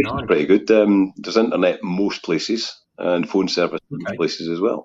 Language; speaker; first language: English; native; English